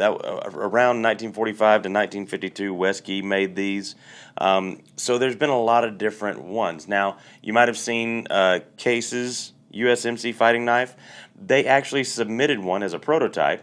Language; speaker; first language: English; native; English